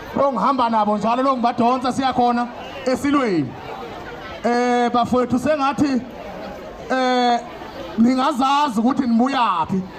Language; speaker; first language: Zulu; native; Zulu